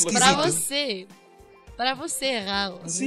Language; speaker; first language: Portuguese; non-native, learner; Spanish